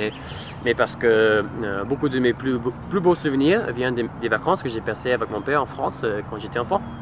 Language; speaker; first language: French; non-native, learner; English